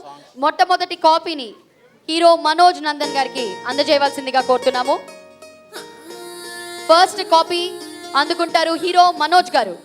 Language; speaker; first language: Telugu; native; Telugu